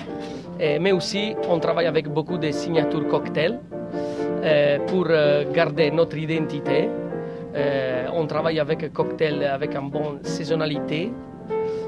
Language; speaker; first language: French; non-native, learner; Italian